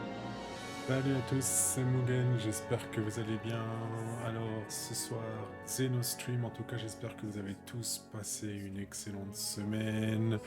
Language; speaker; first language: French; native; French